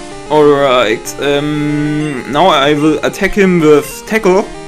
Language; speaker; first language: English; non-native, learner; German